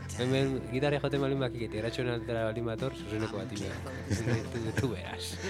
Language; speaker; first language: Basque; native; Basque